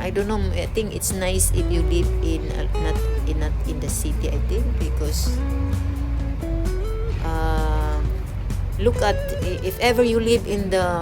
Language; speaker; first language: English; non-native, local second language; Cebuano